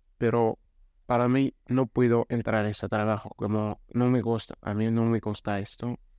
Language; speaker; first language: Spanish; non-native, learner; Arabic